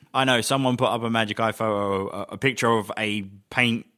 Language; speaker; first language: English; native; English